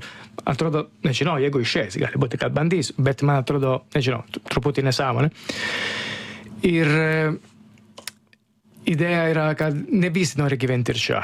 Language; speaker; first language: Lithuanian; non-native, fluent; Italian